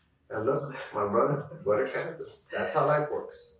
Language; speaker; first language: English; early bilingual, other home language; Spanish